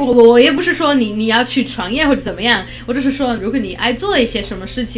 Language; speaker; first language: Chinese; non-native, fluent; English